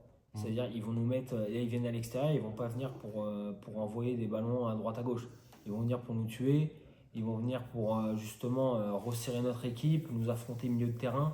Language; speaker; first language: French; native; French